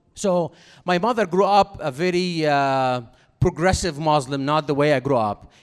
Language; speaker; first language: English; non-native, fluent; Arabic